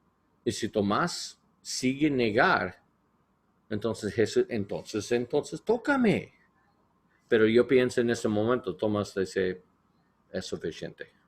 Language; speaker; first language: Spanish; non-native, learner; English